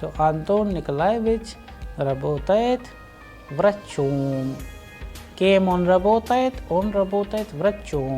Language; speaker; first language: Russian; non-native, fluent; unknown